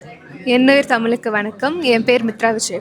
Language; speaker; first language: Tamil; early bilingual, heritage; Tamil